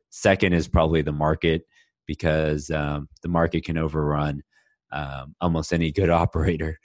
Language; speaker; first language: English; native; English